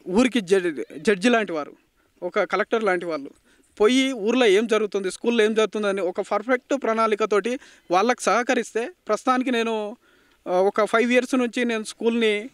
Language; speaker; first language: Telugu; native; Telugu